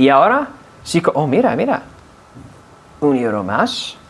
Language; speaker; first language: Spanish; non-native, fluent; English